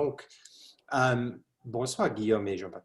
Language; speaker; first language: French; non-native, learner; English